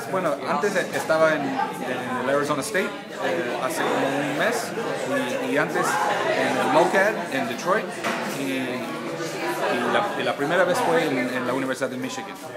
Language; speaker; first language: Spanish; early bilingual, heritage; Spanish